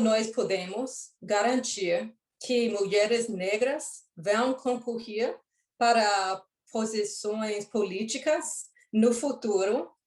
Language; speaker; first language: Portuguese; non-native, learner; English